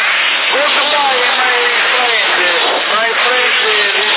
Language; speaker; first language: English; non-native, learner; Italian